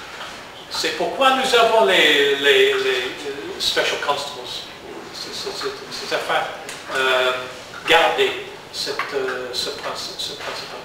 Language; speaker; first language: French; non-native, learner; English